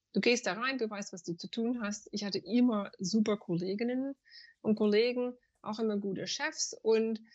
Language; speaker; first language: German; non-native, fluent; English